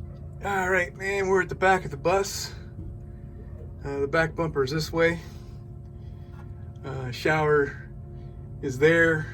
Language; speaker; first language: English; native; English